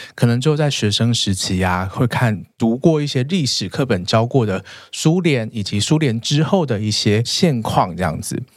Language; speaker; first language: Chinese; native; Chinese